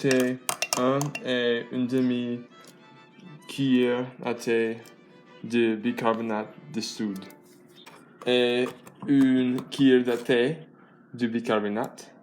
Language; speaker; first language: French; non-native, learner; English